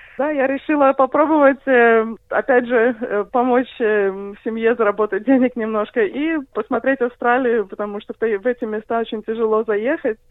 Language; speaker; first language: Russian; native; Russian